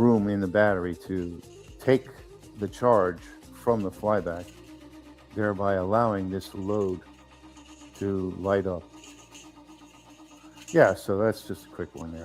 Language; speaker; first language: English; native; English